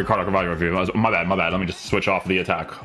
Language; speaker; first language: English; native; English